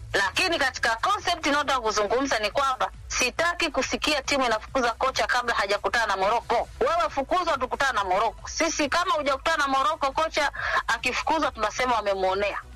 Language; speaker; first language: Swahili; non-native, local second language; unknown